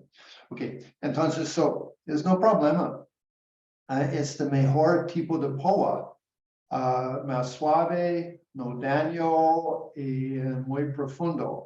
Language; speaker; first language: Spanish; non-native, learner; English